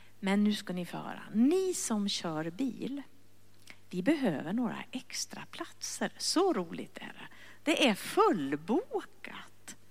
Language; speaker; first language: Swedish; native; Swedish